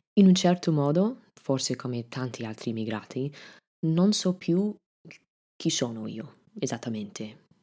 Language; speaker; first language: Italian; non-native, fluent; English